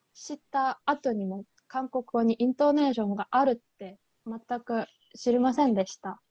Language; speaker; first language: Japanese; non-native, fluent; Korean